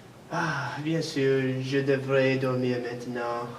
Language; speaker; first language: French; non-native, learner; English